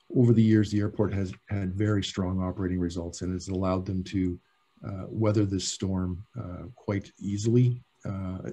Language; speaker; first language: English; native; English